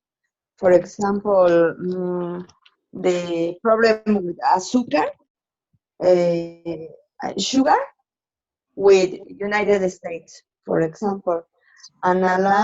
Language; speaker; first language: English; non-native, learner; Spanish